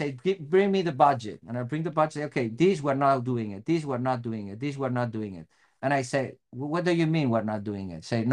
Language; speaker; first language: English; non-native, fluent; Spanish